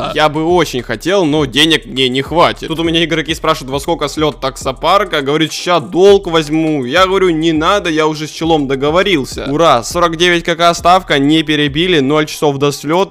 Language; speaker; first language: Russian; native; Russian